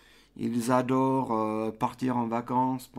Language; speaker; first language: French; non-native, fluent; English